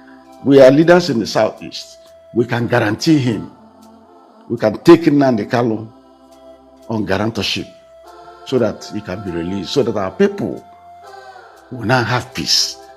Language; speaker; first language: English; non-native, local second language; Igbo